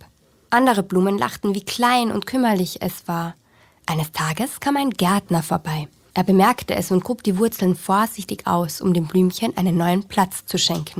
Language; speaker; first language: German; native; German